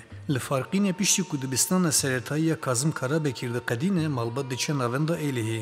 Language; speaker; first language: Kurdish; native; Kurdish